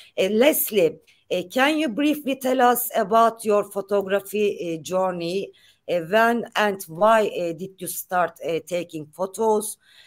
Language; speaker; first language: English; non-native, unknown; Turkish